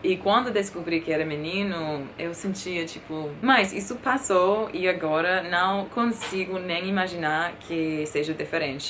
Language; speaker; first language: Portuguese; non-native, fluent; English